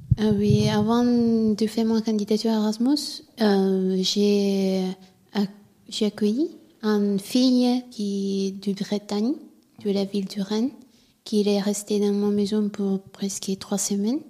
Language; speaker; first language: French; non-native, learner; Italian